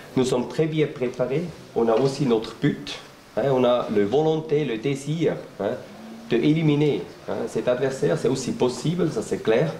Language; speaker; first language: French; non-native, local second language; Swiss German